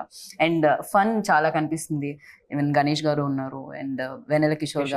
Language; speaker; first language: Telugu; native; Telugu